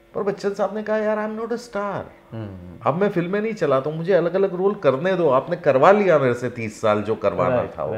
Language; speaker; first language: Hindi; native; Hindi